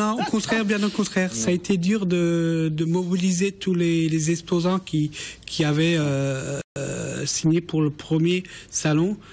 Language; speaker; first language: French; native; French